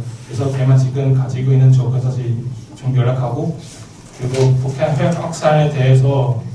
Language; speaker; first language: Korean; non-native, learner; Chinese